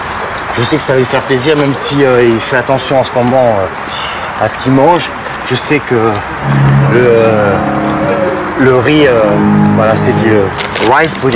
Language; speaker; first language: French; native; French